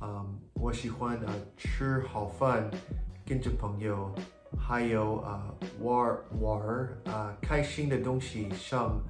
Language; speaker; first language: Chinese; early bilingual, heritage; English